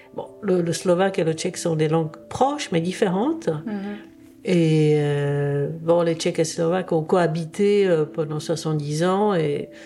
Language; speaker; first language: French; early bilingual, other home language; Czech